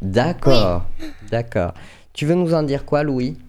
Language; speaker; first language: French; native; French